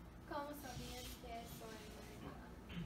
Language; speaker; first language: Spanish; non-native, learner; English